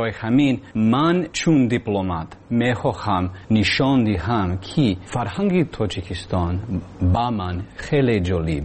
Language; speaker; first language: Persian; non-native, learner; English